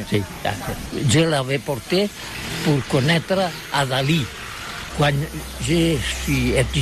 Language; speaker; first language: French; non-native, learner; Catalan